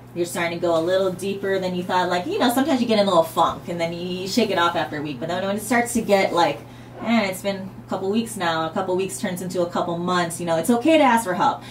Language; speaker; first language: English; native; English